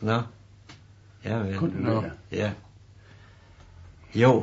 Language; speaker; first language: Danish; native; Danish